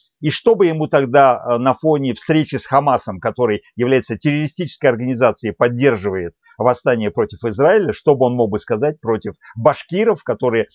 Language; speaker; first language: Russian; native; Russian